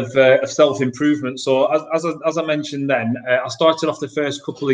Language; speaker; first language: English; native; English